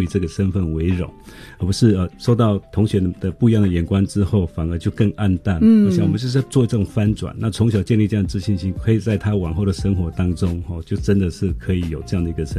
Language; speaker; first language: Chinese; non-native, local second language; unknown